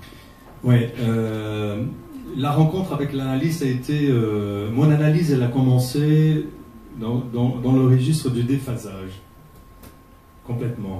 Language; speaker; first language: French; non-native, fluent; Portuguese